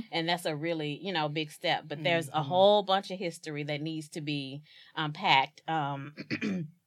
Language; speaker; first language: English; native; English